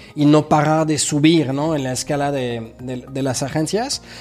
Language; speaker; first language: Spanish; non-native, fluent; French